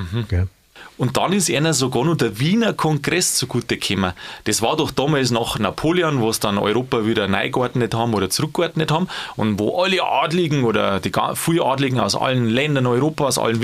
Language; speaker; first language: German; native; German